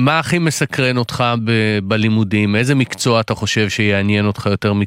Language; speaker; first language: Hebrew; native; Hebrew